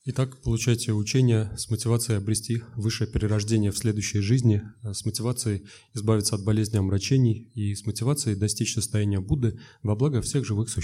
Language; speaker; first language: Russian; native; Russian